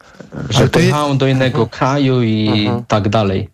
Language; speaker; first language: Polish; non-native, fluent; Russian